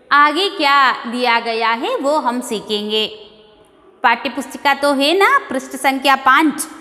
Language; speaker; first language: Hindi; non-native, local second language; Kannada